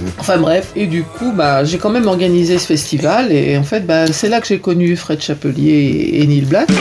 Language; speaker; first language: French; native; French